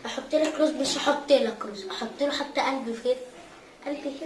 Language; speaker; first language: Arabic; native; Arabic